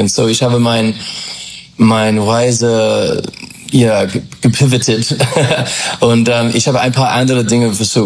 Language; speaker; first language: German; non-native, learner; English